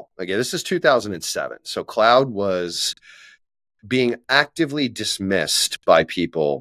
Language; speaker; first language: English; native; English